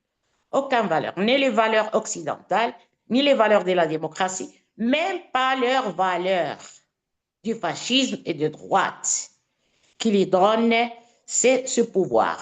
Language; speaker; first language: French; non-native, fluent; Italian